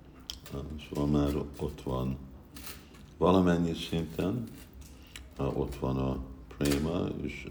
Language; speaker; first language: Hungarian; early bilingual, heritage; Hungarian